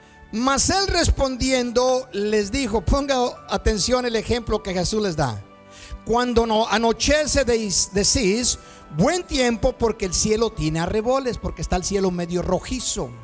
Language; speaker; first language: Spanish; native; Spanish